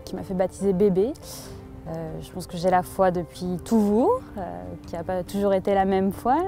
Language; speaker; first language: French; native; French